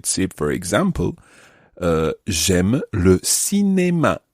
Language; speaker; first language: French; non-native, fluent; English